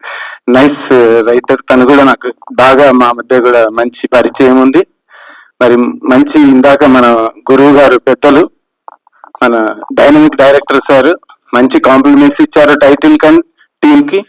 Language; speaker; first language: Telugu; native; Telugu